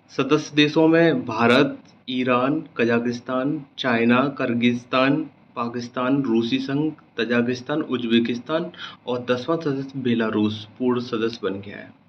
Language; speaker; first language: Hindi; native; Hindi